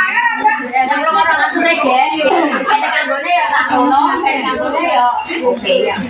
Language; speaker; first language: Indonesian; non-native, local second language; Javanese